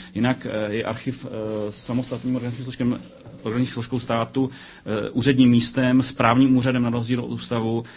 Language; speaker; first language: Czech; native; Czech